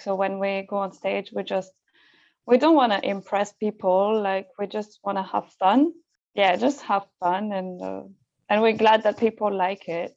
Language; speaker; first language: English; non-native, fluent; French